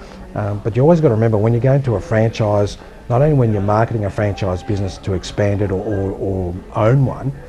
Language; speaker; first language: English; native; English